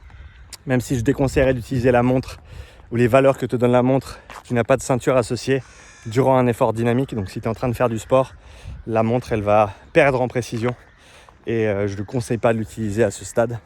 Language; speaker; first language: French; native; French